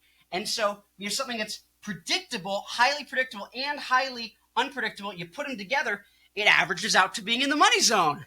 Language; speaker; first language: English; native; English